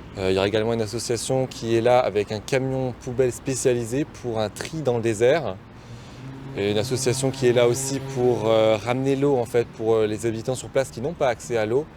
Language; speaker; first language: French; native; French